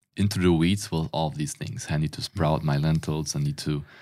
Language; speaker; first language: English; non-native, fluent; German